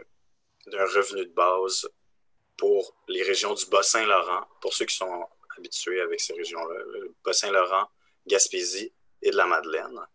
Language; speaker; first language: French; native; French